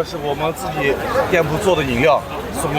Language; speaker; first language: Chinese; native; Chinese